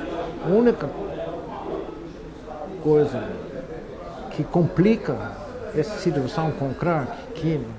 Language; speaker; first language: Portuguese; non-native, fluent; Dutch